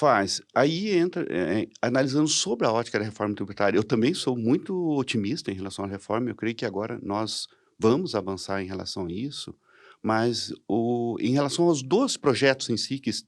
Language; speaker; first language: Portuguese; native; Portuguese